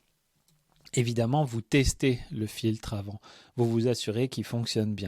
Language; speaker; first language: French; native; French